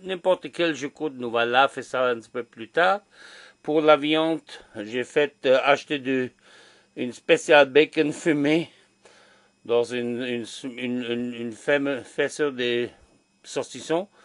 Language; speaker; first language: French; non-native, learner; German